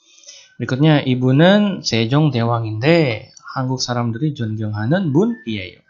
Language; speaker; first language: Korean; non-native, fluent; Indonesian